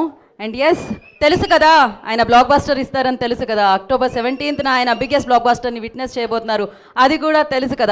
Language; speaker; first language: Telugu; native; Telugu